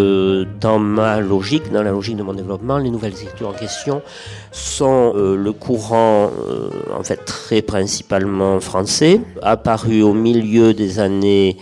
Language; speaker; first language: French; native; French